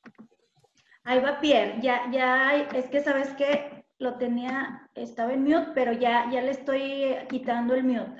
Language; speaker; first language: Spanish; native; Spanish